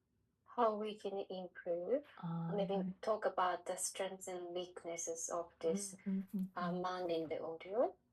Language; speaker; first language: English; non-native, learner; Japanese